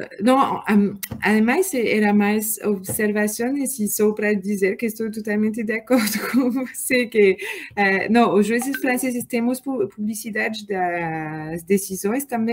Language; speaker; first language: Portuguese; non-native, learner; French